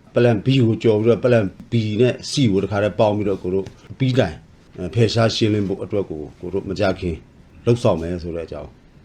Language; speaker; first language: Burmese; non-native, local second language; S'gaw Karen